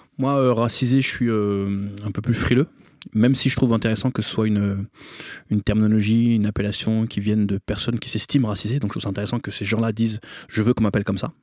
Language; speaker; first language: French; native; French